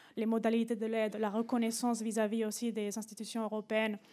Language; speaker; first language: French; non-native, fluent; Spanish